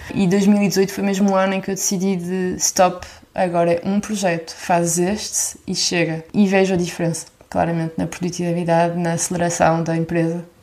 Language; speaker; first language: Portuguese; early bilingual, other home language; French